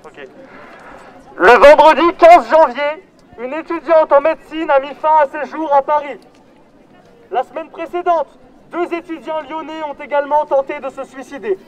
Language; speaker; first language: French; native; French